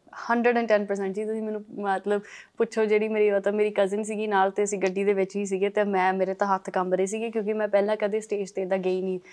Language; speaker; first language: Punjabi; early bilingual, heritage; Punjabi